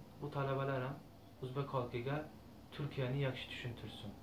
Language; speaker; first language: Turkish; non-native, learner; Uzbek